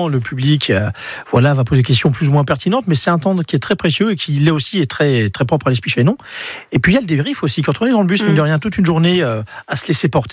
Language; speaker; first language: French; native; French